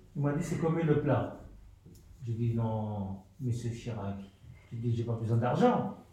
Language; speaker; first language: French; non-native, fluent; Soninke